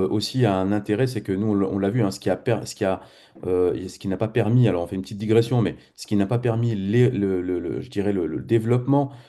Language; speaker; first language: French; native; French